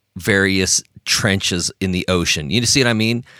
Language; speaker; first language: English; native; English